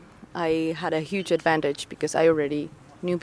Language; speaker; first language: English; non-native, fluent; Spanish